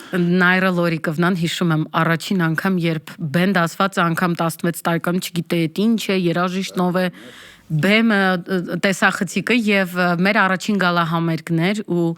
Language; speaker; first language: Armenian; native; Armenian